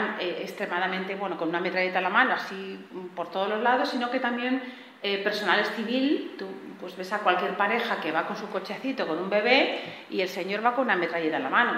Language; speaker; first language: Spanish; native; Spanish